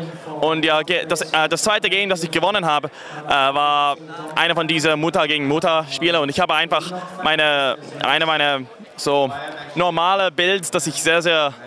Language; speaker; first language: German; non-native, fluent; English